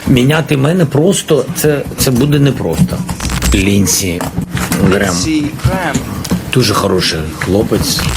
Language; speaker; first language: Ukrainian; non-native, local second language; Russian